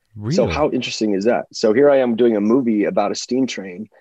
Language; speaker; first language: English; early bilingual, other home language; Czech